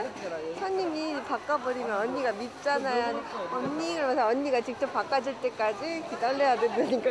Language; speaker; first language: Korean; non-native, fluent; Japanese